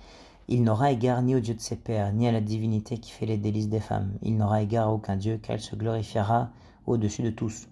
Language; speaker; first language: French; native; French